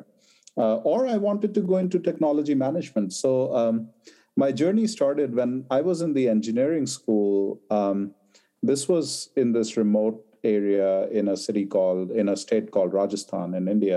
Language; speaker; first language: English; non-native, local second language; Hindi